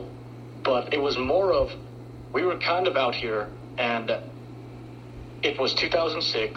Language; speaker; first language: English; early bilingual, other home language; Filipino